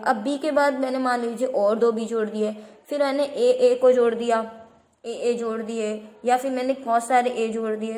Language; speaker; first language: Hindi; native; Hindi